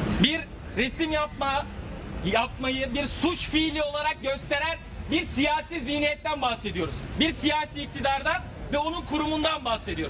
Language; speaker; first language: Turkish; native; Turkish